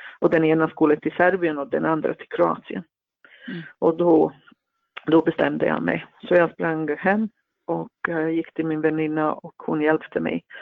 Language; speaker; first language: Swedish; non-native, fluent; Bosnian